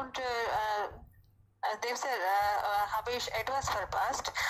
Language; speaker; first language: German; non-native, learner; Hindi